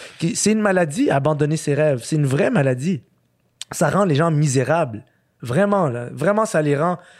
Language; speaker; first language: French; early bilingual, other home language; Arabic